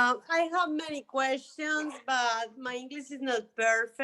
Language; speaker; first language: English; non-native, learner; Spanish